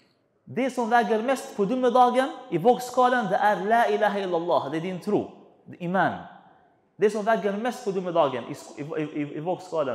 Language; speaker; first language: Swedish; non-native, fluent; Arabic